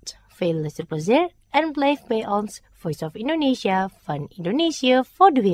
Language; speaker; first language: Dutch; non-native, fluent; Indonesian